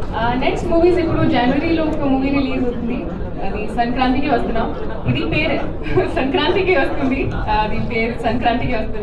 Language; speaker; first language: Telugu; non-native, learner; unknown